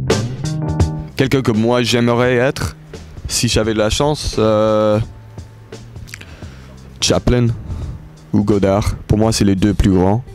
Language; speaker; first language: French; early bilingual, heritage; English